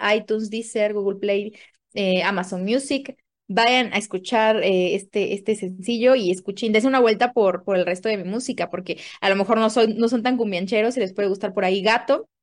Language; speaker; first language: Spanish; native; Spanish